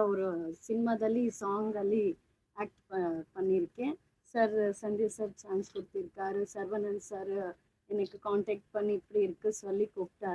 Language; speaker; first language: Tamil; non-native, learner; Kannada